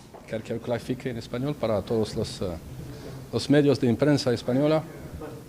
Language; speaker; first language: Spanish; non-native, learner; Arabic